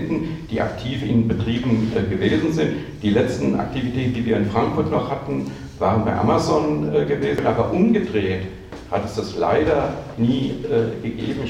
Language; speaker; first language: German; native; German